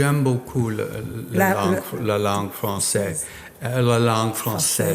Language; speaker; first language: French; non-native, learner; English